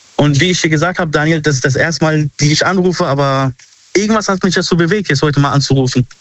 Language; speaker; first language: German; early bilingual, other home language; Arabic